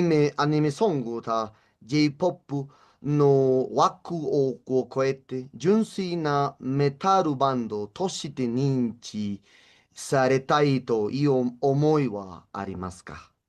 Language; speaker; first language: Japanese; non-native, learner; Spanish